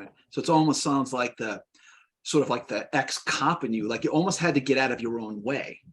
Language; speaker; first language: English; native; English